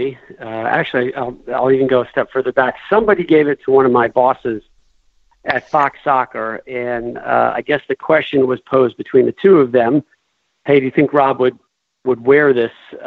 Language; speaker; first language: English; native; English